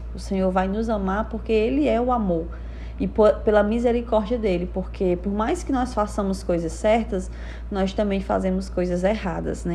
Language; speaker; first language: Portuguese; native; Portuguese